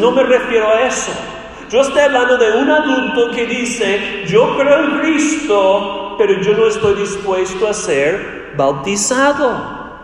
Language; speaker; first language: Spanish; non-native, fluent; English